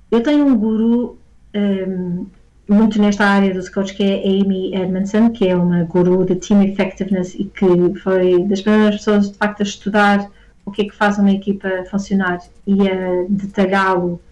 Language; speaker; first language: Portuguese; native; Portuguese